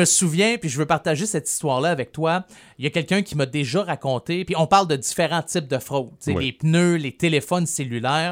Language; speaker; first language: French; native; French